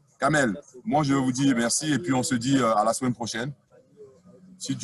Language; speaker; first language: French; native; French